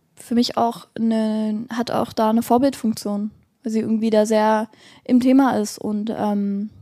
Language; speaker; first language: German; native; German